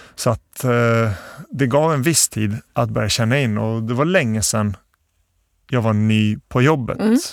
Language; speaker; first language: Swedish; early bilingual, other home language; Bosnian